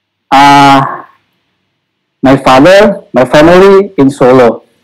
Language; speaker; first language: English; non-native, learner; Indonesian